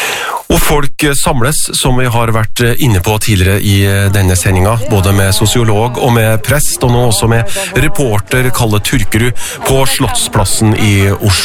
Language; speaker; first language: Norwegian; native; Norwegian